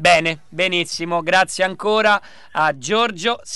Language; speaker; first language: Italian; native; Italian